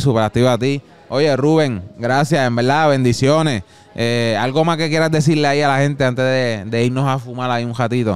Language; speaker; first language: Spanish; early bilingual, heritage; Spanish